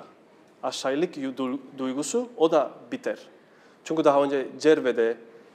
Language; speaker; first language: Turkish; non-native, fluent; Spanish